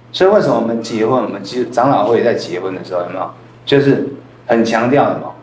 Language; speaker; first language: Chinese; non-native, local second language; Min Nan Chinese